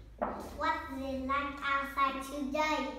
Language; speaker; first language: English; non-native, learner; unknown